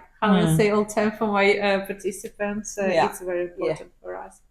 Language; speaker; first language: English; non-native, learner; Ukrainian